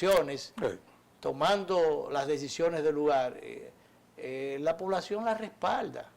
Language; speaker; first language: Spanish; native; Spanish